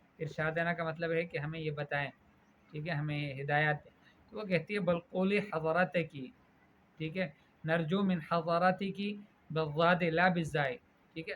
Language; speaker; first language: Urdu; native; Urdu